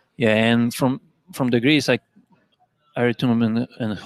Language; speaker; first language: English; non-native, learner; Serbian